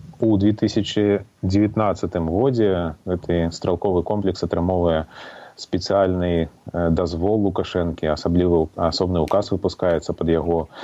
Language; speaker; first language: Belarusian; non-native, local second language; Russian